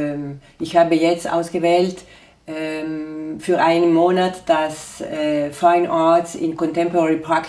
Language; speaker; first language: German; non-native, fluent; Italian